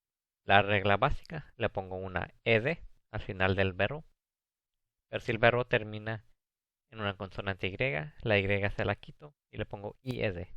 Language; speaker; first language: Spanish; early bilingual, heritage; English